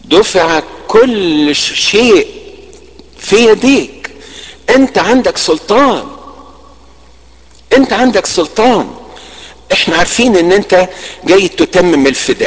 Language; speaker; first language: Arabic; native; Arabic